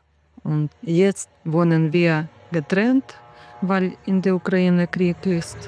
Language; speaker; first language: German; non-native, learner; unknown